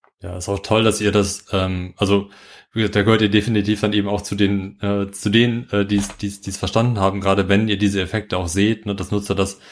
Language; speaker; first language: German; native; German